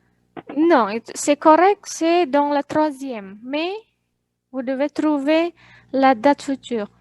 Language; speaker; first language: French; non-native, fluent; Indonesian